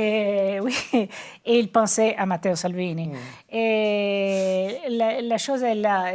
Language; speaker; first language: French; non-native, fluent; Italian